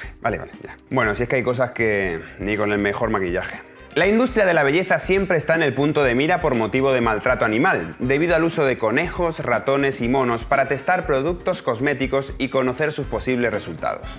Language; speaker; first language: Spanish; native; Spanish